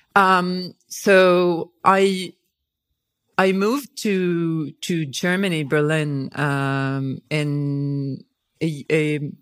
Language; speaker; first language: English; non-native, fluent; Hebrew